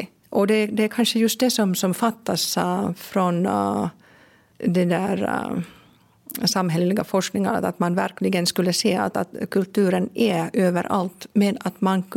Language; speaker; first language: Swedish; non-native, local second language; Finnish